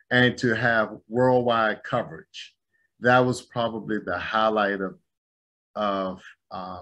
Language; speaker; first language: English; native; English